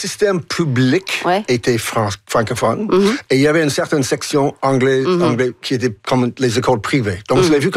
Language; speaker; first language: French; non-native, local second language; English